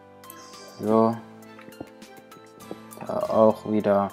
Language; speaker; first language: German; native; German